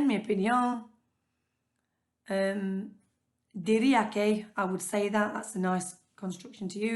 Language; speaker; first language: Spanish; non-native, fluent; English